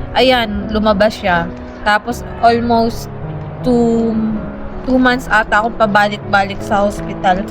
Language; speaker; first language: Filipino; native; Filipino